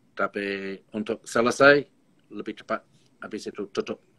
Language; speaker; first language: Indonesian; non-native, learner; English